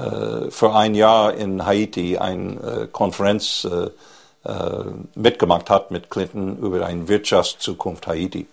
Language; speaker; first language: German; non-native, fluent; English